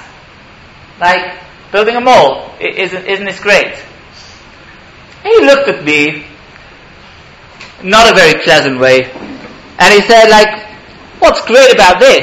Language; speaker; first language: English; native; English